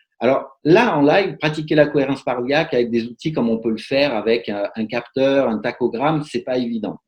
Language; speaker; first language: French; native; French